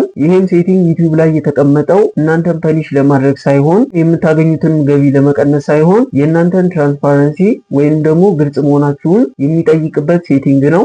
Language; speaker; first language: Amharic; native; Amharic